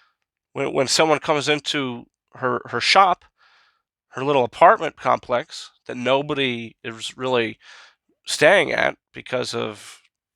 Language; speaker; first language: English; native; English